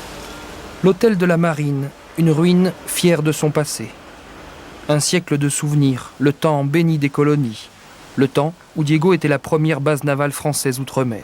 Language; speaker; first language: French; native; French